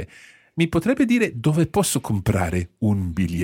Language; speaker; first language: Italian; non-native, fluent; English